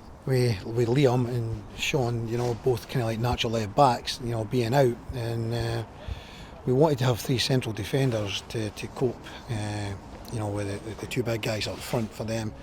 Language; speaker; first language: English; native; English